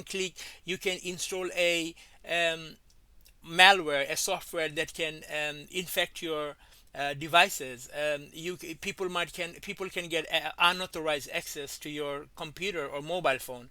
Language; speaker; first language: English; non-native, fluent; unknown